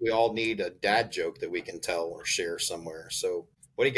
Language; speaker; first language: English; native; English